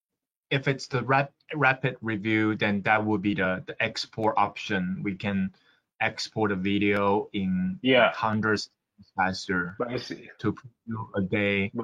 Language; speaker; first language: English; non-native, fluent; Chinese